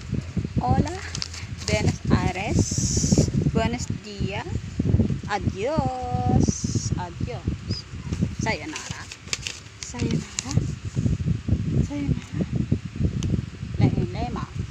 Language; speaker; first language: Spanish; non-native, learner; Filipino